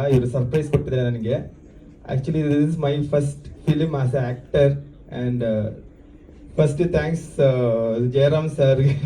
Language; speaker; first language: Kannada; non-native, fluent; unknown